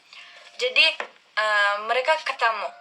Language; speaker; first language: Indonesian; non-native, learner; Turkish